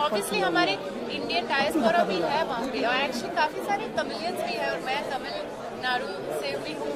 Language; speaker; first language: Hindi; non-native, local second language; French